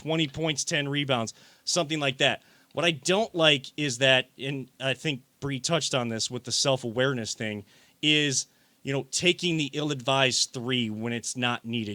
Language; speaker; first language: English; native; English